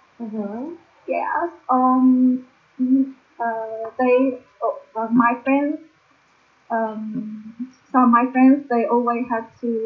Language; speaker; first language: English; non-native, learner; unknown